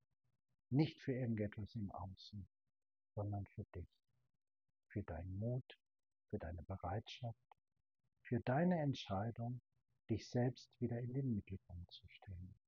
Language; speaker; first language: German; native; German